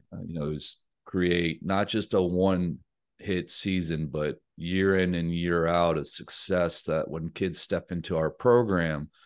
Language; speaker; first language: English; native; English